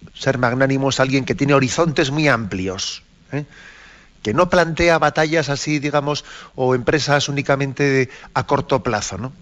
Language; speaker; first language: Spanish; native; Spanish